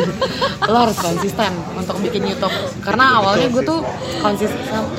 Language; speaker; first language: Indonesian; native; Indonesian